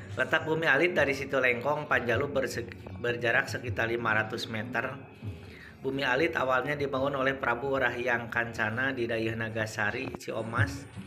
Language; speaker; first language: Indonesian; non-native, local second language; Sundanese